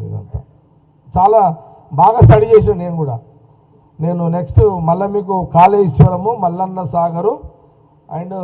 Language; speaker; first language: Telugu; native; Telugu